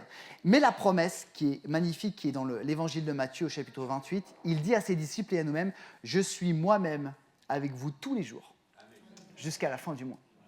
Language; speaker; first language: French; native; French